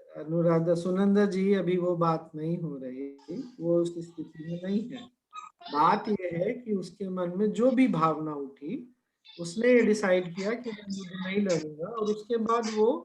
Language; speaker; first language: Hindi; native; Hindi